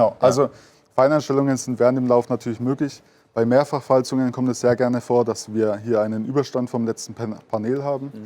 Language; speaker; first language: German; native; German